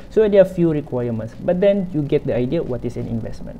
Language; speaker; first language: English; non-native, local second language; Malay